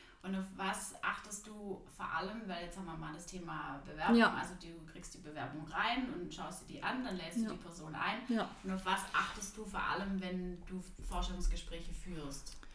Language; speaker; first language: German; native; German